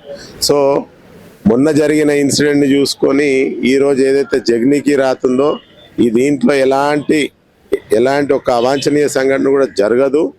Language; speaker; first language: Telugu; native; Telugu